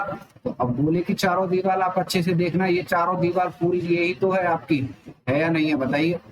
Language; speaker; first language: Hindi; native; Hindi